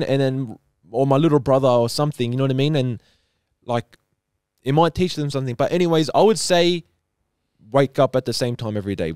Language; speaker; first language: English; native; English